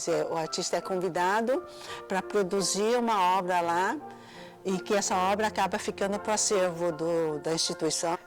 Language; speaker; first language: Portuguese; early bilingual, other home language; Cantonese